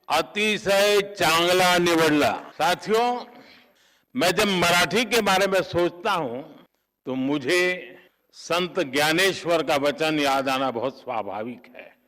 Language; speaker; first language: Hindi; non-native, local second language; Gujarati